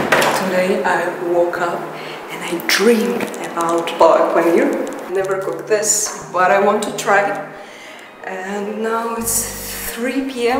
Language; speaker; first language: English; non-native, learner; Russian